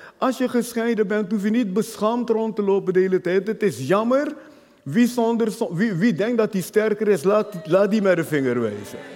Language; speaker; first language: Dutch; non-native, fluent; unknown